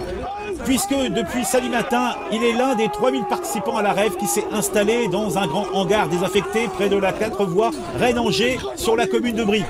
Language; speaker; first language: French; native; French